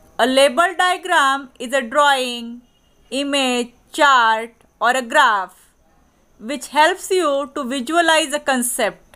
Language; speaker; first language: English; non-native, local second language; Marathi